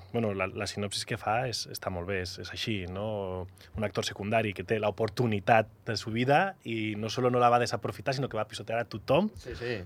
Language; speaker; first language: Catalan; non-native, local second language; Spanish